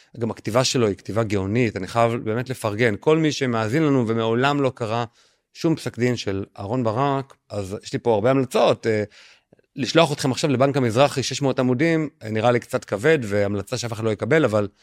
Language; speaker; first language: Hebrew; native; Hebrew